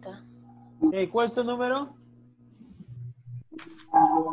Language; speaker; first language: Italian; non-native, fluent; Spanish